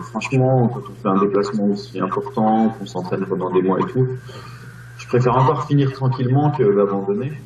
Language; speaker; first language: French; native; French